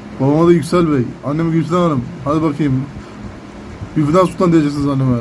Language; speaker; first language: Turkish; native; Turkish